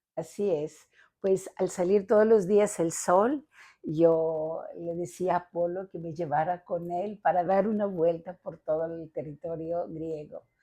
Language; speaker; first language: Spanish; non-native, fluent; Greek